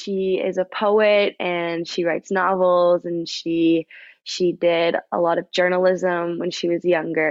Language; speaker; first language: English; native; English